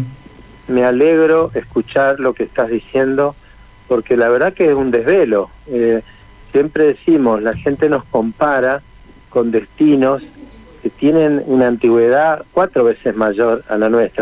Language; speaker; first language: Spanish; native; Spanish